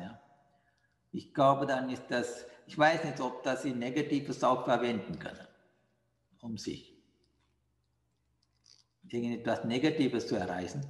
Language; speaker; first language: German; non-native, fluent; Sinhala